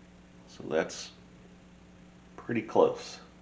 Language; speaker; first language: English; native; English